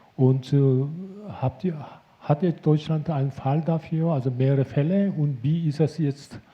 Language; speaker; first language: German; non-native, fluent; Korean